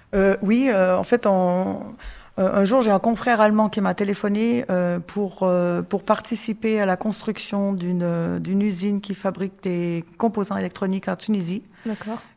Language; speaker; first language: French; native; French